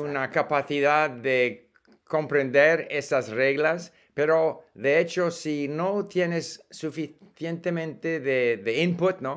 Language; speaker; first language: Spanish; non-native, fluent; English